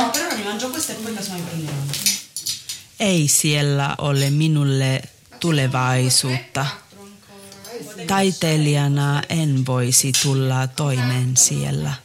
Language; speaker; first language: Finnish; non-native, learner; Italian